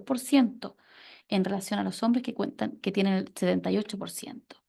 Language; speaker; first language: Spanish; native; Spanish